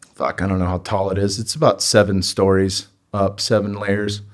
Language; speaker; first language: English; native; English